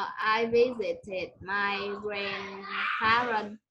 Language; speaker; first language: English; non-native, learner; Vietnamese